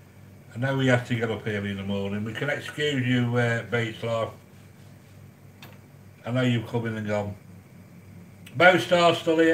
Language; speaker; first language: English; native; English